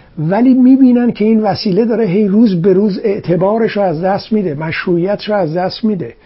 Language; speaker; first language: Persian; native; Persian